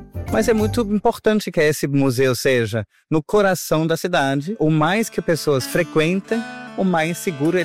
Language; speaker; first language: Portuguese; non-native, fluent; German